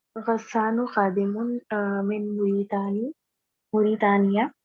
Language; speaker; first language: Arabic; non-native, learner; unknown